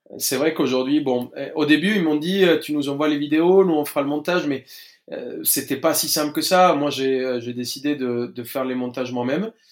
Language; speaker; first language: French; non-native, fluent; Spanish